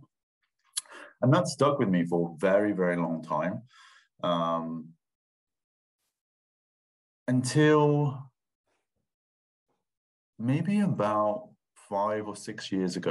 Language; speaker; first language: English; non-native, local second language; Thai